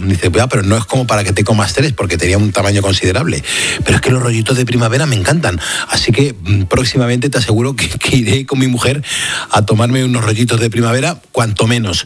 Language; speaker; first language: Spanish; native; Spanish